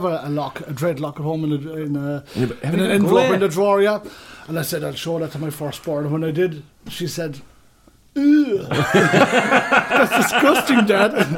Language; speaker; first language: English; native; English